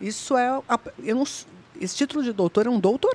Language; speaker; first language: Portuguese; native; Portuguese